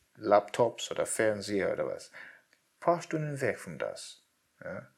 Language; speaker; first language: German; non-native, learner; English